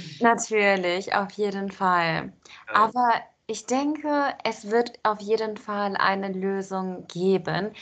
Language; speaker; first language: German; native; German